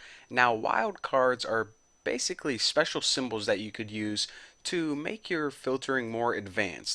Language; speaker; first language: English; native; English